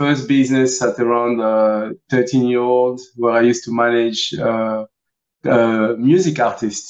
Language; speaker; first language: English; early bilingual, other home language; French